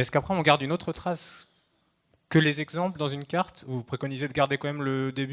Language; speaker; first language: French; native; French